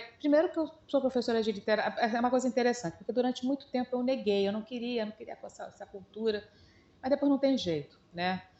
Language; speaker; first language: Portuguese; native; Portuguese